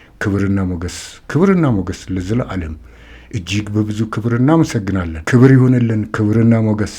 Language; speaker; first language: Amharic; native; Amharic